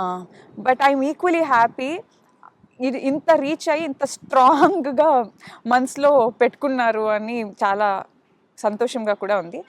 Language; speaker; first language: Telugu; non-native, local second language; Kannada